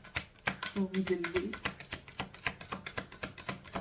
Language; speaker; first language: French; native; French